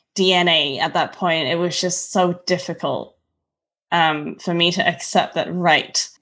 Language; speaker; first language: English; non-native, local second language; Cantonese